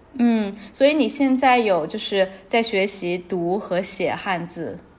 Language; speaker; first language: Chinese; native; Chinese